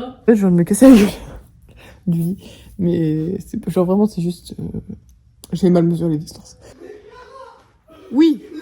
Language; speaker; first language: French; native; French